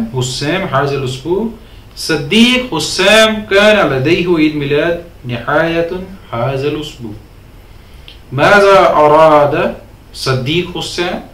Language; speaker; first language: Arabic; non-native, fluent; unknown